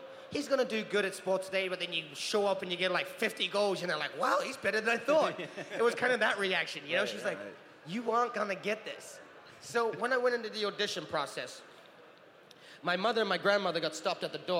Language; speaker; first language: English; native; English